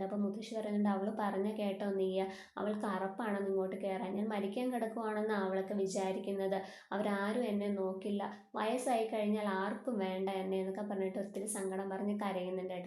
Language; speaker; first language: Malayalam; native; Malayalam